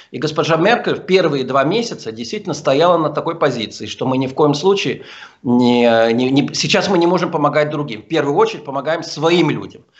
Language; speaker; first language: Russian; early bilingual, heritage; Russian